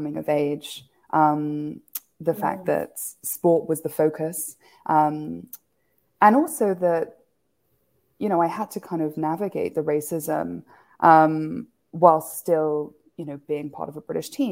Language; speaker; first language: English; native; English